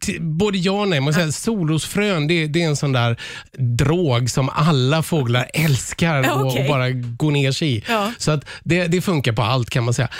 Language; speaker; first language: Swedish; native; Swedish